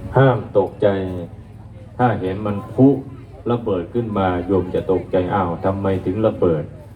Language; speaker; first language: Thai; native; Thai